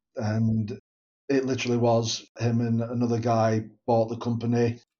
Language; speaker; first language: English; native; English